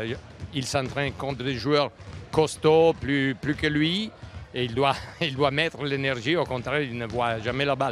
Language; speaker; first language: French; non-native, local second language; Italian